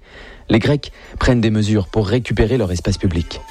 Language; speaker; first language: French; native; French